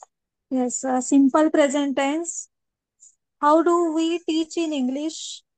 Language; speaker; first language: English; non-native, learner; Marathi